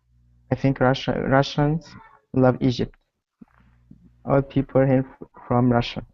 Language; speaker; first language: English; non-native, learner; Arabic